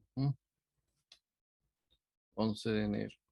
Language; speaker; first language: Spanish; native; Spanish